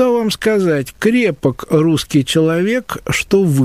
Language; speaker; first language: Russian; native; Russian